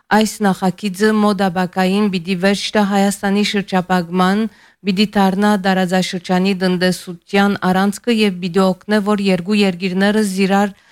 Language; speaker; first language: Armenian; early bilingual, heritage; Armenian